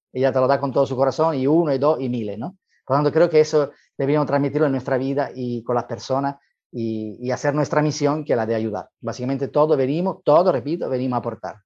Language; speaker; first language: Spanish; non-native, fluent; Italian